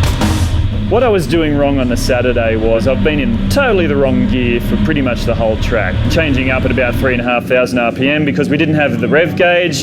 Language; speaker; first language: English; native; English